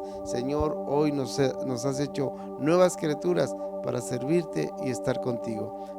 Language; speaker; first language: Spanish; native; Spanish